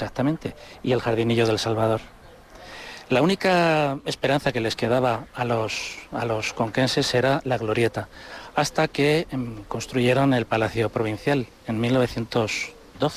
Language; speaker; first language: Spanish; native; Spanish